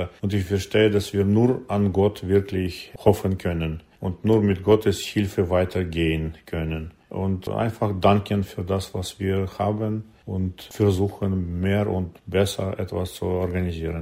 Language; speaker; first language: German; non-native, learner; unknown